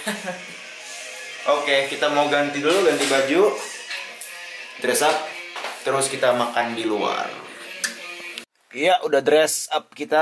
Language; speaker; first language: Indonesian; native; Indonesian